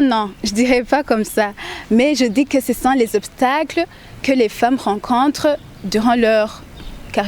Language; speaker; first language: French; non-native, local second language; Rundi